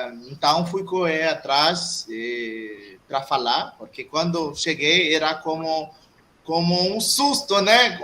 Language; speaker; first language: Portuguese; non-native, fluent; Haitian Creole